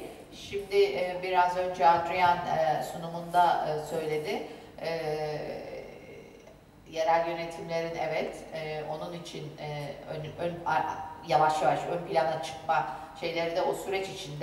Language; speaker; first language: Turkish; native; Turkish